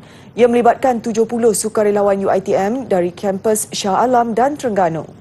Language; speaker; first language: Malay; native; Malay